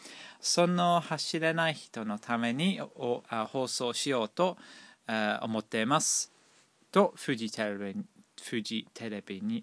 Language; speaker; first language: Japanese; non-native, fluent; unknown